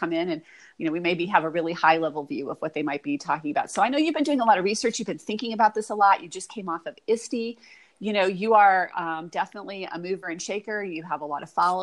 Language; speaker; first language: English; native; English